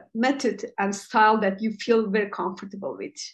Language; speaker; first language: English; non-native, fluent; Turkish